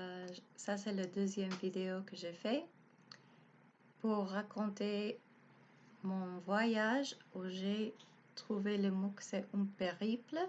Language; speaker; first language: French; non-native, learner; Spanish